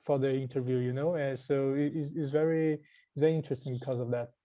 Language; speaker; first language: English; non-native, learner; Portuguese